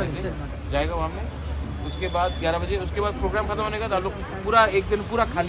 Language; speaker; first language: Hindi; non-native, local second language; Kok Borok